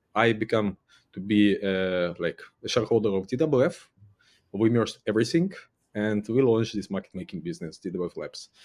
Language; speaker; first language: English; non-native, fluent; Uzbek